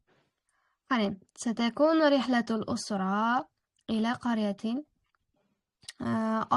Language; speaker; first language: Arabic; non-native, fluent; Uzbek